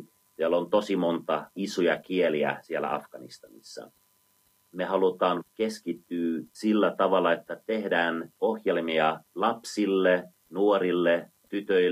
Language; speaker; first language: Finnish; non-native, fluent; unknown